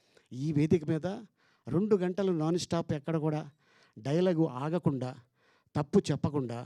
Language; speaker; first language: Telugu; native; Telugu